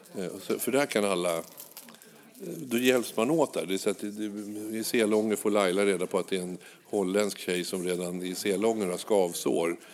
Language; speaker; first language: Swedish; native; Swedish